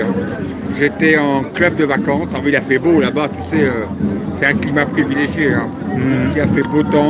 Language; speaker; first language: French; native; French